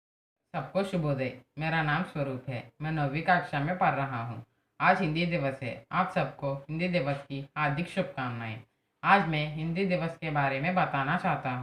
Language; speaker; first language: Hindi; non-native, local second language; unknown